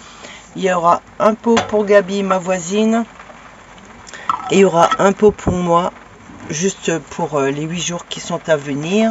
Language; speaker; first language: French; native; French